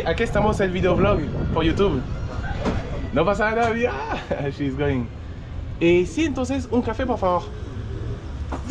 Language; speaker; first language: Spanish; non-native, fluent; French